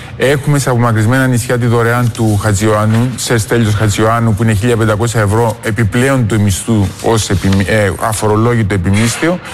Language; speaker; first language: Greek; native; Greek